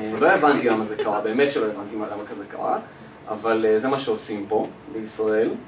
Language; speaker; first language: Hebrew; early bilingual, other home language; Russian